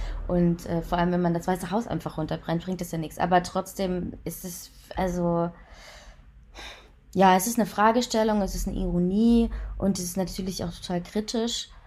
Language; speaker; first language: German; native; German